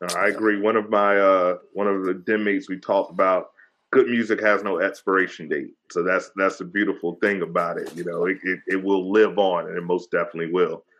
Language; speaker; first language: English; native; English